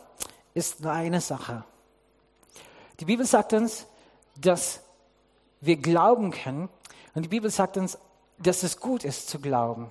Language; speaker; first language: German; non-native, fluent; English